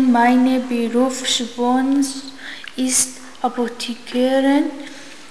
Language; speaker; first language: German; non-native, learner; Arabic